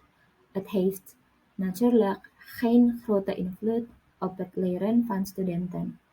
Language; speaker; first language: Dutch; non-native, learner; Indonesian